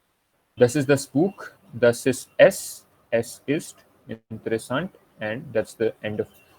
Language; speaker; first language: German; non-native, fluent; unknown